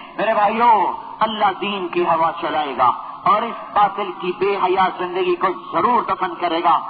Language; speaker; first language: Urdu; non-native, local second language; Punjabi